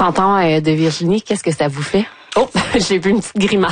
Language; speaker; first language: French; native; French